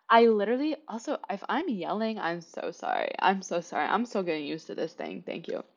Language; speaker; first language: English; native; English